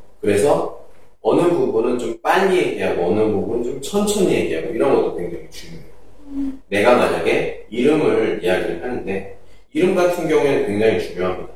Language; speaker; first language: Korean; native; Korean